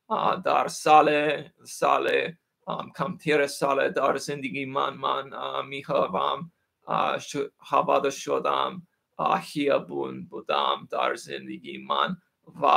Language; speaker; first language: Persian; non-native, learner; English